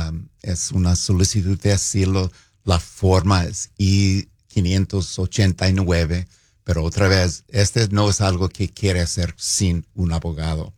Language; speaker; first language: Spanish; non-native, fluent; English